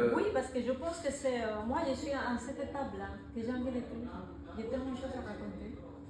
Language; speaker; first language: French; non-native, fluent; Spanish